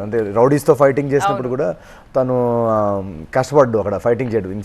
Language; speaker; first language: Telugu; native; Telugu